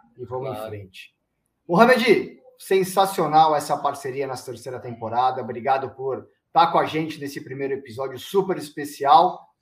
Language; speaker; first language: Portuguese; native; Portuguese